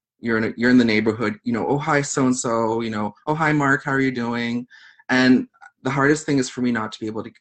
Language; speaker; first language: English; native; English